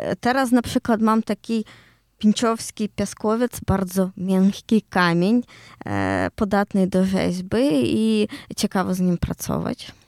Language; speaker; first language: Polish; non-native, learner; Ukrainian